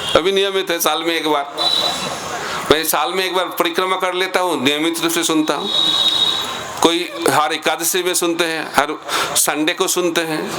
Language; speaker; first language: Hindi; non-native, local second language; Bangla